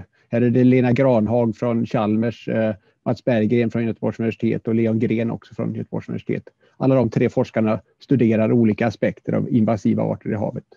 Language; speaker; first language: Swedish; native; Swedish